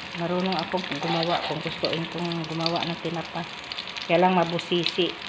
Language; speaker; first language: Filipino; non-native, local second language; Cebuano